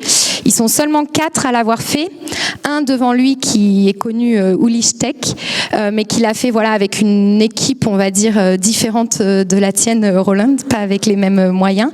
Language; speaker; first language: French; native; French